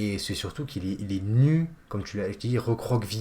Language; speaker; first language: French; native; French